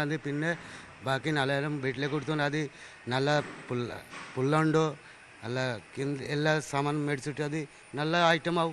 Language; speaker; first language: Malayalam; non-native, learner; Bangla